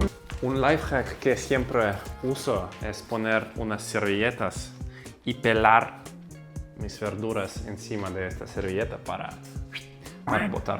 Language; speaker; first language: Spanish; non-native, fluent; Russian